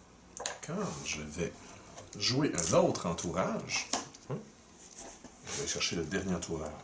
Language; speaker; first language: French; native; French